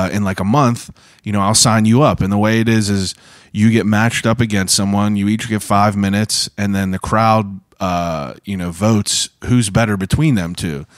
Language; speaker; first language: English; native; English